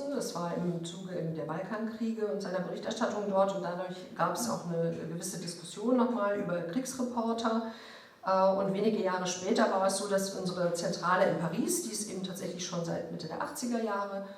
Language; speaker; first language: German; native; German